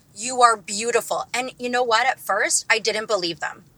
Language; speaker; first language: English; native; English